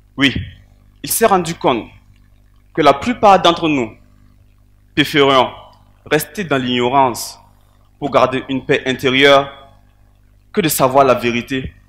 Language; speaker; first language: French; non-native, local second language; Mossi